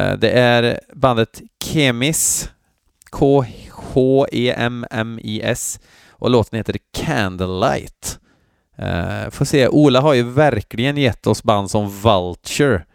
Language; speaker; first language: Swedish; native; Swedish